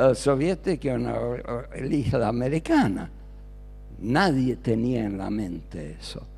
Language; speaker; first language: Spanish; early bilingual, other home language; German